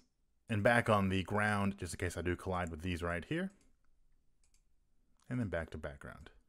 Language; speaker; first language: English; native; English